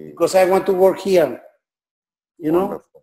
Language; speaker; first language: English; non-native, learner; Spanish